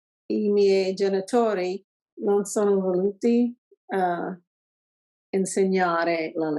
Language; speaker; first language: Italian; non-native, learner; English